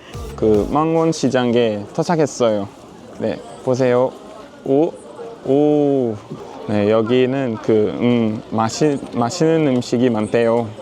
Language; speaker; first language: Korean; non-native, learner; Portuguese